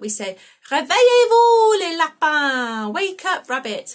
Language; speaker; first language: French; non-native, fluent; English